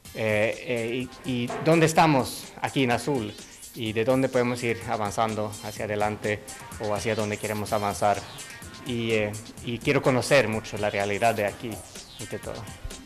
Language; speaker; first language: Spanish; non-native, fluent; Finnish